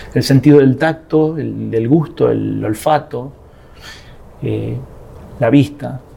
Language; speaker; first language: Spanish; native; Spanish